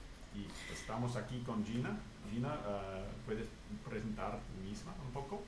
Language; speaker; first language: Spanish; non-native, fluent; English